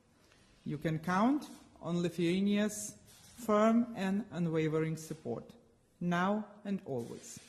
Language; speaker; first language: English; non-native, fluent; Lithuanian